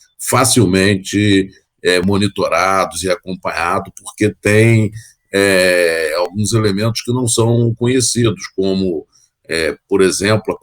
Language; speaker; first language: Portuguese; native; Portuguese